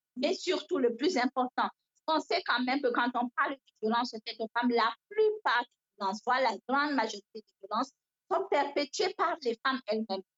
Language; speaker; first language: French; non-native, local second language; Fula